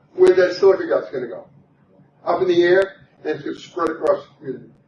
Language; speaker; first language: English; native; English